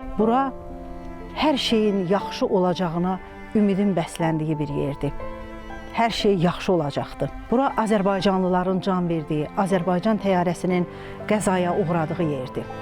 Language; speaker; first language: Azerbaijani; native; Azerbaijani